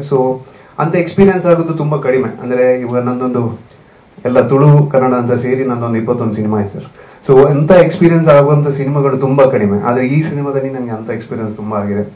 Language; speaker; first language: Kannada; non-native, local second language; Tulu